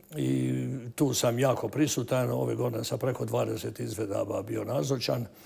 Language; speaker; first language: Croatian; native; Croatian